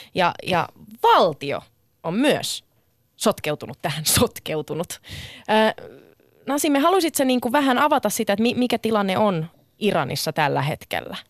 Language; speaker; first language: Finnish; early bilingual, other home language; Sinhala